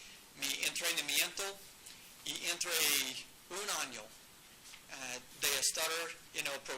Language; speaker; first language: Spanish; non-native, learner; English